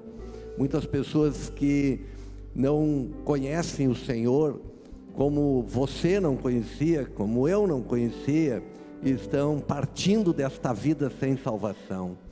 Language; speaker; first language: Portuguese; native; Portuguese